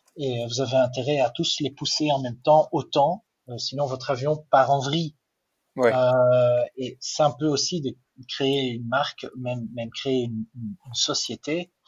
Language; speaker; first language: French; non-native, local second language; Dutch